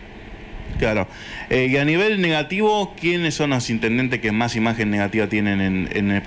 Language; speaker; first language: Spanish; native; Spanish